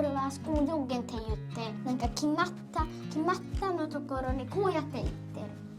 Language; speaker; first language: Japanese; early bilingual, heritage; Japanese